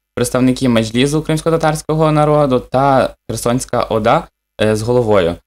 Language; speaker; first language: Ukrainian; native; Ukrainian